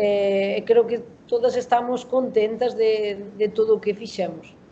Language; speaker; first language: Portuguese; non-native, learner; Spanish